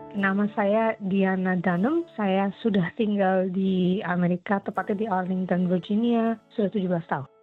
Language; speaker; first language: Indonesian; native; Indonesian